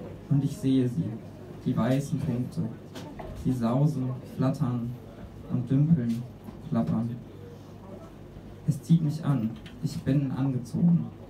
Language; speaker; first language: German; native; German